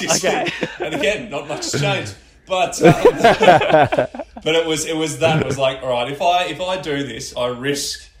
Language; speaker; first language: English; native; English